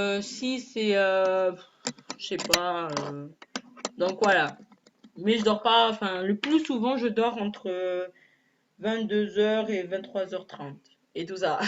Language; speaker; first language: French; native; French